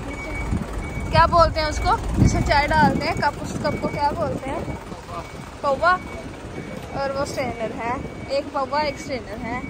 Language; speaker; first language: Urdu; native; Urdu